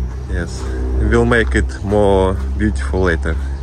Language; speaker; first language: English; non-native, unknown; Russian